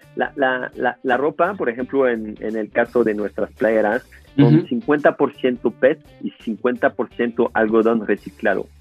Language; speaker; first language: Spanish; non-native, fluent; French